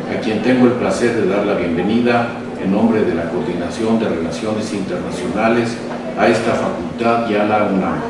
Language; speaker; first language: Spanish; native; Spanish